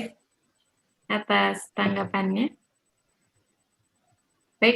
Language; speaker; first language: Indonesian; native; Indonesian